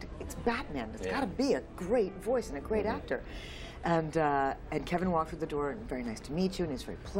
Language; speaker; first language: English; native; English